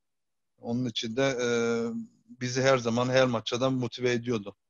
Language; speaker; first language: Turkish; early bilingual, heritage; Turkish